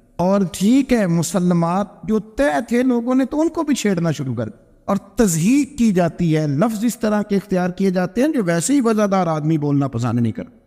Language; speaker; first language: Urdu; non-native, local second language; Punjabi